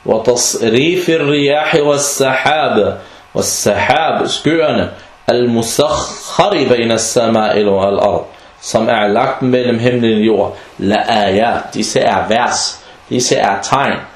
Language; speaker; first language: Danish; non-native, fluent; Arabic